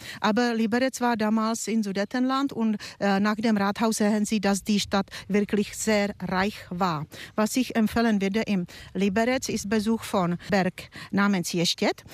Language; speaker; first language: German; non-native, fluent; Czech